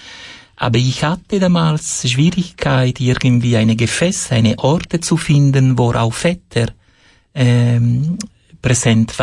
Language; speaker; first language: German; non-native, fluent; Italian